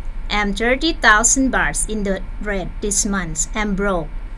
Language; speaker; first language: English; non-native, fluent; Thai